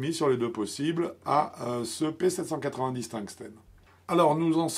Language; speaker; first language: French; native; French